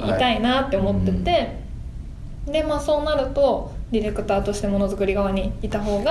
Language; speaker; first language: Japanese; native; Japanese